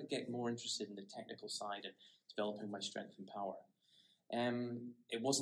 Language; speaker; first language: English; native; English